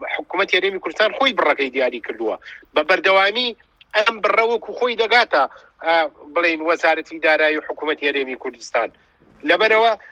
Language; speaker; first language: Central Kurdish; native; Central Kurdish